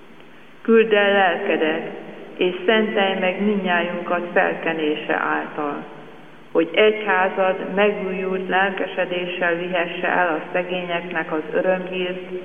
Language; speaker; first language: Hungarian; native; Hungarian